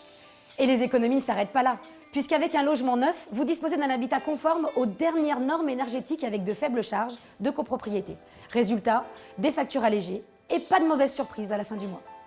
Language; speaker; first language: French; native; French